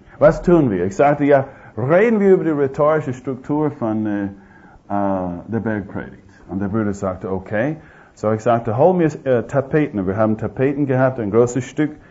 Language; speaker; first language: German; non-native, fluent; English